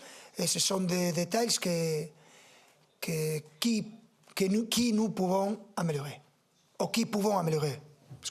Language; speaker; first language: French; non-native, fluent; Spanish